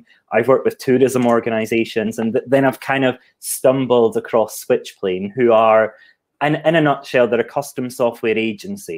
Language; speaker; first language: English; native; English